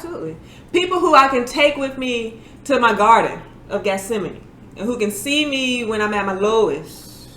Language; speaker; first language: English; native; English